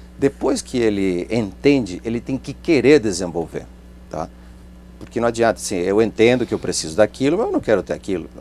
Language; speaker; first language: Portuguese; non-native, fluent; Spanish